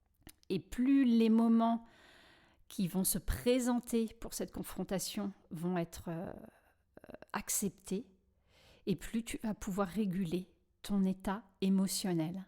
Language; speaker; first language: French; native; French